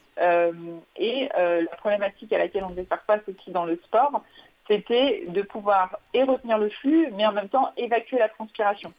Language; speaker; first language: French; native; French